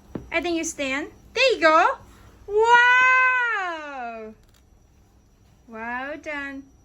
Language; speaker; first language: English; non-native, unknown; Thai